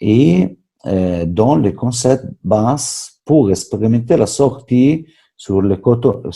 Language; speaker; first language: French; non-native, fluent; Italian